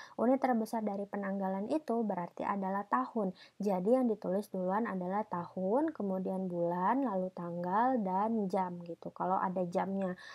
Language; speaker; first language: Indonesian; native; Indonesian